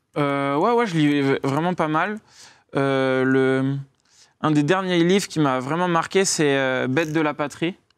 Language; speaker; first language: French; native; French